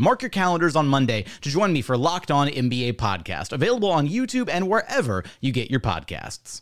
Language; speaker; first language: English; native; English